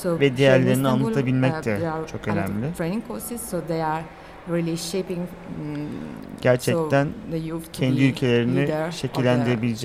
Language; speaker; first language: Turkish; non-native, learner; Italian